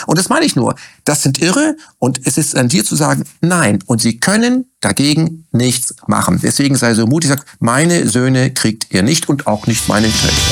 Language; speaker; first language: German; native; German